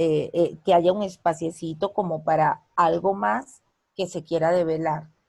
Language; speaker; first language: Spanish; native; Spanish